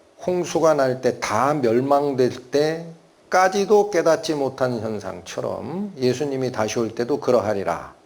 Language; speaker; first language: Korean; native; Korean